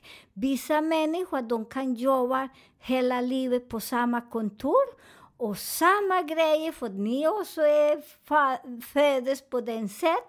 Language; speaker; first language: Swedish; non-native, learner; Spanish